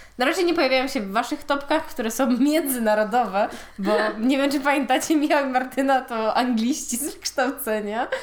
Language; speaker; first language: Polish; native; Polish